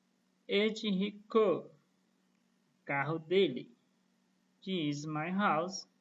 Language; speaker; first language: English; non-native, fluent; Portuguese